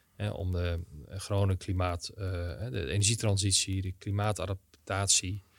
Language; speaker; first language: Dutch; native; Dutch